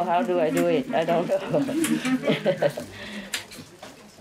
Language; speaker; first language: English; non-native, fluent; Vietnamese